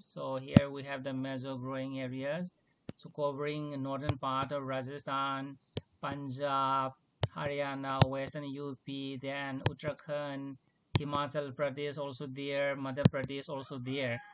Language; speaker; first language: English; non-native, local second language; Manipuri